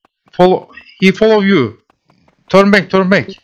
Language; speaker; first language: English; non-native, learner; Turkish